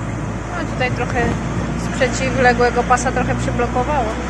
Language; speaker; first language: Polish; native; Polish